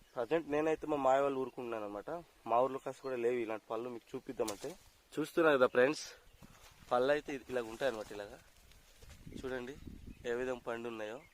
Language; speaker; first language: Telugu; non-native, local second language; Odia